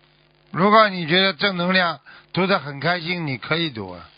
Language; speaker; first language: Chinese; native; Chinese